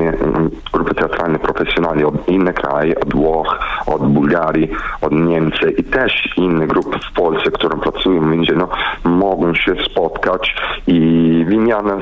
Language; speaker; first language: Polish; non-native, learner; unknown